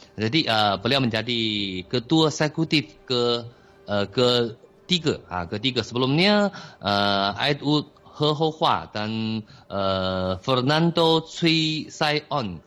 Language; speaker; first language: Malay; non-native, fluent; Chinese